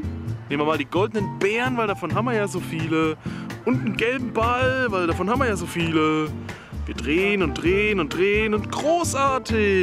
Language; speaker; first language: German; native; German